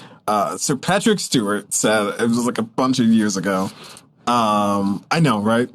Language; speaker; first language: English; native; English